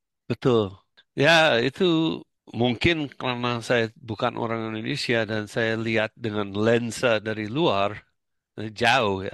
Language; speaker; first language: Indonesian; non-native, fluent; English